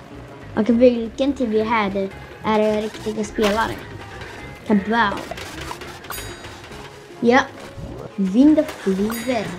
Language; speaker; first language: Swedish; non-native, learner; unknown